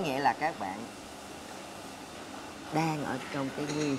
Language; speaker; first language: Vietnamese; native; Vietnamese